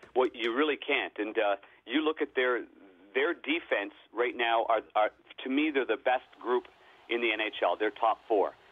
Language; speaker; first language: English; native; English